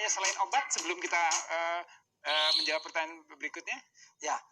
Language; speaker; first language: Indonesian; native; Indonesian